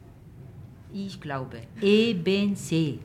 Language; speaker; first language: German; non-native, learner; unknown